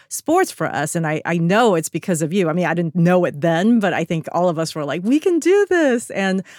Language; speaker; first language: English; native; English